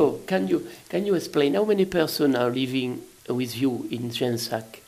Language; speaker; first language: English; non-native, learner; French